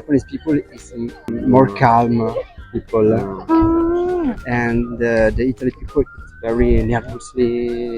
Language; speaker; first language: English; non-native, learner; Italian